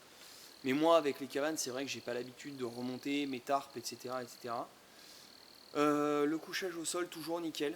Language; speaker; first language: French; native; French